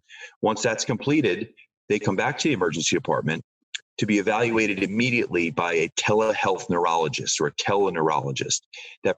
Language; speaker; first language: English; native; English